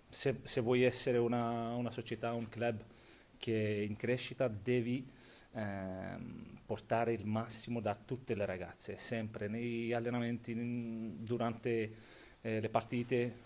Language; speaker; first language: Italian; non-native, fluent; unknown